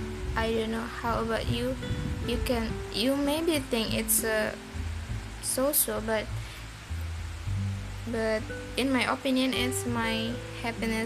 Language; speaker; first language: English; non-native, learner; Indonesian